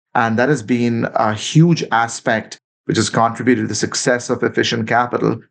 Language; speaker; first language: English; non-native, local second language; Bangla